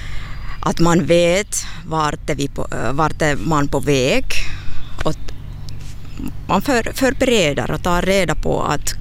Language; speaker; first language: Swedish; non-native, local second language; Finnish